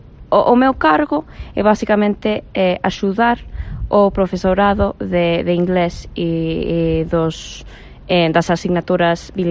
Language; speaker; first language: Galician; non-native, fluent; English